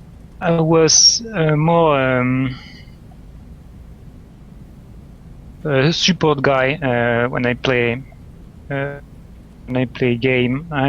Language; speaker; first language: English; non-native, learner; French